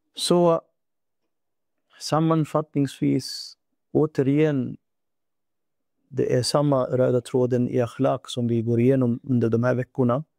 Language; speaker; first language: Swedish; non-native, fluent; Urdu